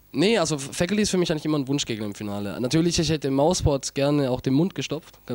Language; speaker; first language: German; native; German